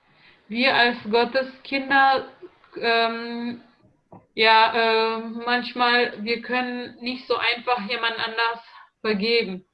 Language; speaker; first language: German; non-native, learner; Indonesian